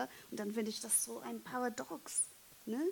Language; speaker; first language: German; non-native, fluent; English